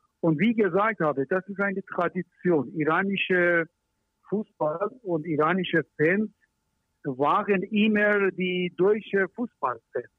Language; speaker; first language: German; non-native, learner; Persian